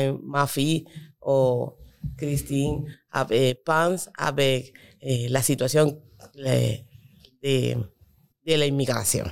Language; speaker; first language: French; non-native, learner; Spanish